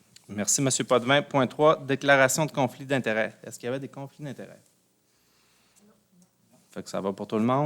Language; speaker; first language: French; native; French